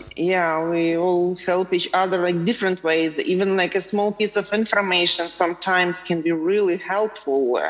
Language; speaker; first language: English; non-native, fluent; Ukrainian